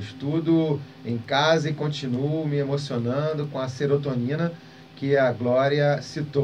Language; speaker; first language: Portuguese; native; Portuguese